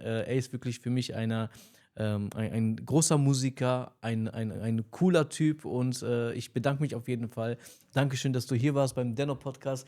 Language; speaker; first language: German; early bilingual, heritage; Romany